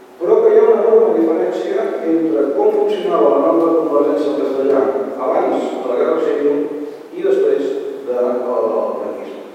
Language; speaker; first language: Catalan; native; Catalan